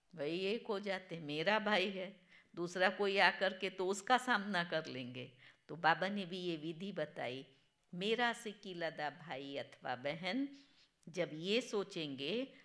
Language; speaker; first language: Hindi; non-native, local second language; Gujarati